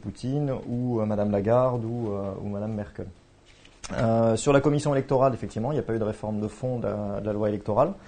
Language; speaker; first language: French; native; French